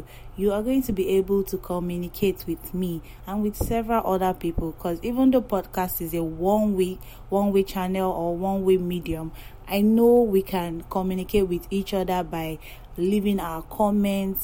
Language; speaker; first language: English; non-native, local second language; Yoruba